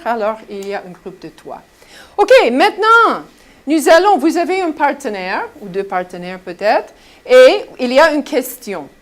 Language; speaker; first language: French; non-native, fluent; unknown